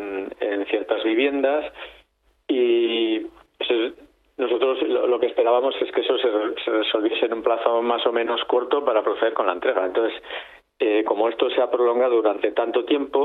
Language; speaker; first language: Spanish; native; Spanish